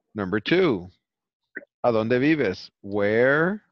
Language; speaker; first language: Spanish; early bilingual, heritage; Spanish